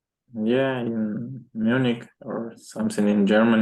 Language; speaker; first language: English; non-native, learner; Russian